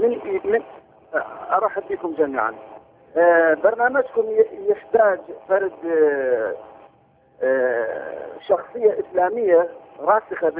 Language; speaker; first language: Arabic; non-native, learner; Persian